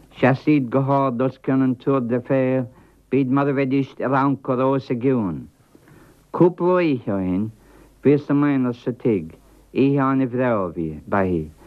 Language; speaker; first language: Irish; non-native, local second language; English